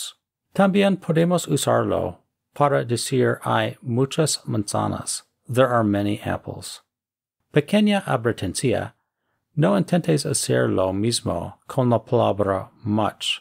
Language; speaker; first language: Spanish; non-native, fluent; English